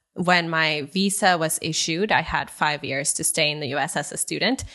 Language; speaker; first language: English; early bilingual, other home language; Spanish